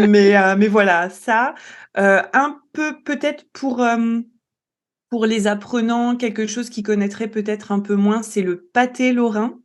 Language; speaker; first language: French; native; French